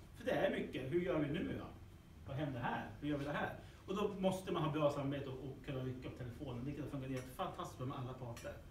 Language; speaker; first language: Swedish; native; Swedish